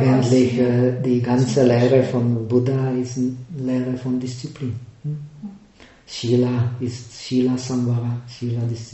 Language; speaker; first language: German; non-native, fluent; Czech